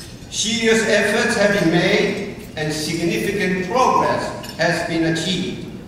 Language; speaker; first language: English; non-native, fluent; Min Nan Chinese